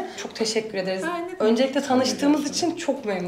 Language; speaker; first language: Turkish; native; Turkish